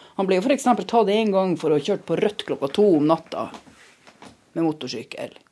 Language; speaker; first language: Norwegian; native; Norwegian